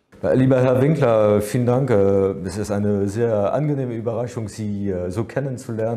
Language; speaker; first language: German; non-native, fluent; French